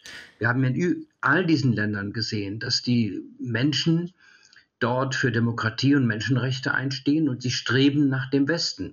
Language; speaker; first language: German; early bilingual, heritage; German